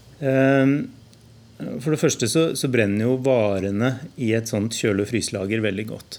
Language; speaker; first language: Norwegian; native; Norwegian